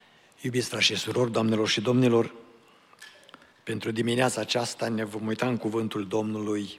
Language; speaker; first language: Romanian; native; Romanian